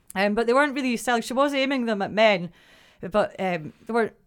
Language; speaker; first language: English; native; English